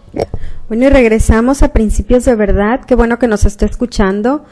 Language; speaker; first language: Spanish; native; Spanish